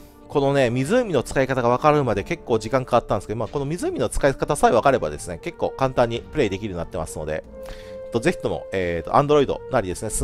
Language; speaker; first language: Japanese; native; Japanese